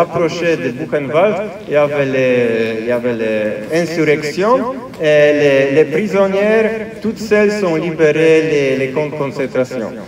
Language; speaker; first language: French; non-native, fluent; Polish